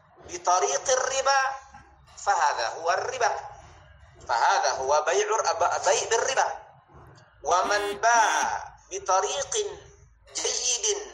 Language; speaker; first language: Arabic; non-native, fluent; Indonesian